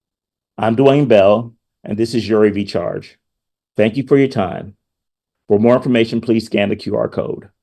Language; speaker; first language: English; native; English